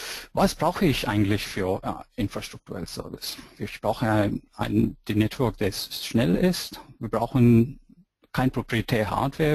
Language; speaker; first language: German; non-native, fluent; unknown